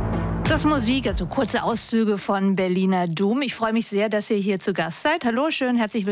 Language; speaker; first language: German; native; German